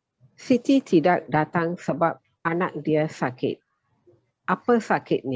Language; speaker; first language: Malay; non-native, learner; Tamil